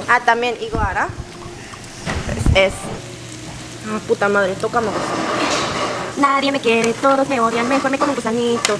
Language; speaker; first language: Spanish; early bilingual, other home language; Korean